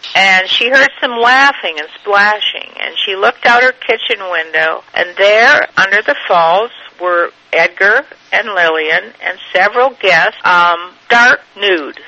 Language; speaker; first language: English; native; English